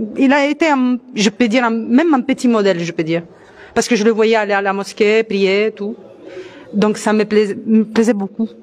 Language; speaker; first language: French; non-native, fluent; Italian